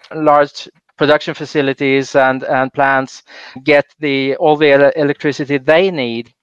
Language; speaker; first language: English; non-native, fluent; Swedish